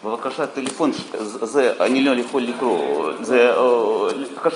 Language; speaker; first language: Hebrew; non-native, learner; Russian